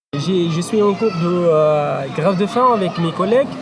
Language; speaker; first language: French; non-native, local second language; Arabic